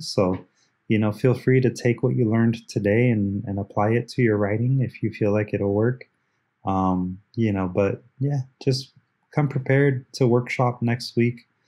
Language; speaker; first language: English; early bilingual, other home language; Spanish